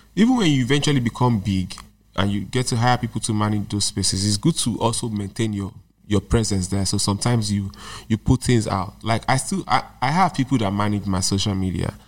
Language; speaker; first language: English; non-native, local second language; Yoruba